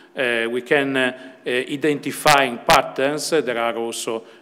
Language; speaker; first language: English; non-native, fluent; Italian